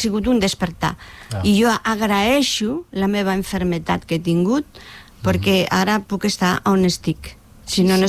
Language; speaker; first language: Catalan; non-native, local second language; Spanish